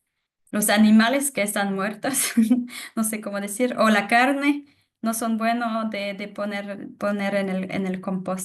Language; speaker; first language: Spanish; non-native, fluent; French